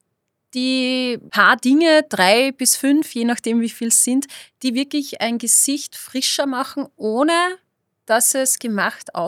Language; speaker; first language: German; native; German